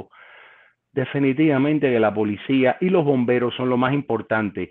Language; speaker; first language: Spanish; native; Spanish